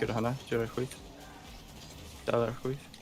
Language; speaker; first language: Welsh; non-native, local second language; English